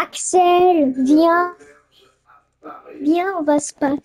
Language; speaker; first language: French; native; French